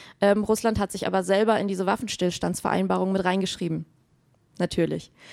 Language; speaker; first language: German; early bilingual, other home language; Armenian